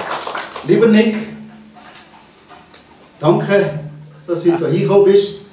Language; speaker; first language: German; non-native, fluent; Tibetan